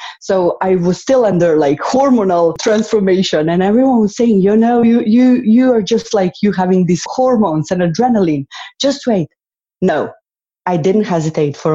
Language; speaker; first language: English; non-native, fluent; Slovenian